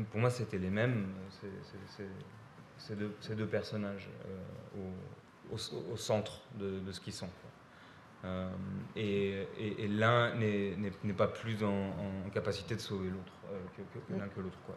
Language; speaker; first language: French; native; French